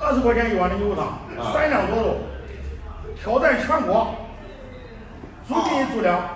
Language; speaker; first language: Chinese; native; Chinese